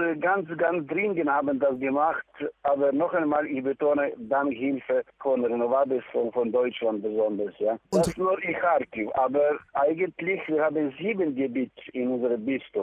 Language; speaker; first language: German; non-native, learner; Ukrainian